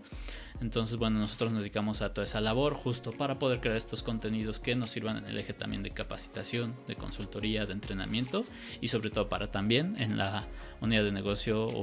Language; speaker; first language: Spanish; native; Spanish